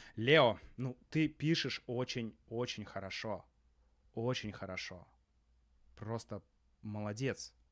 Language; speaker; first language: Russian; native; Russian